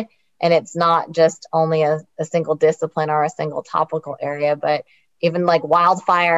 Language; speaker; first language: English; native; English